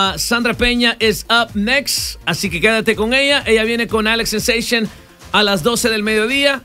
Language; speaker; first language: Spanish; early bilingual, heritage; Spanish